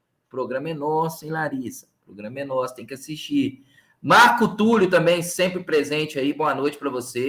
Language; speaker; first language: Portuguese; native; Portuguese